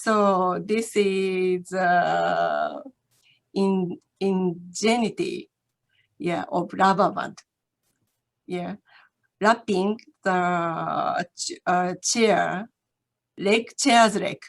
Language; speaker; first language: English; non-native, learner; Japanese